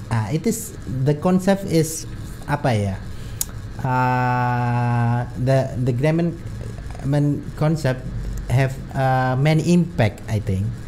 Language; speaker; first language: English; non-native, learner; Indonesian